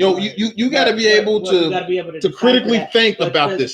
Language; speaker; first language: English; native; English